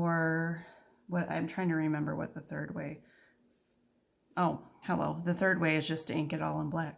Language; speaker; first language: English; native; English